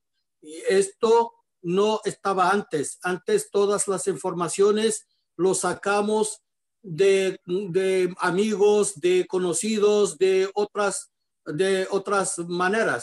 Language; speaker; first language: Spanish; non-native, fluent; Arabic